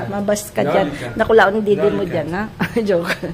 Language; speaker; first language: Filipino; native; Filipino